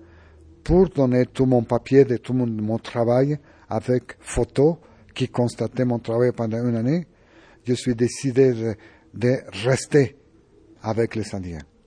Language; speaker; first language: French; non-native, learner; Spanish